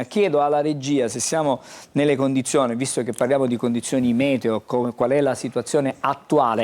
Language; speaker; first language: Italian; native; Italian